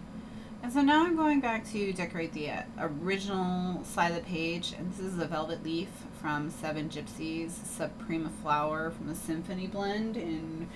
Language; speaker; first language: English; native; English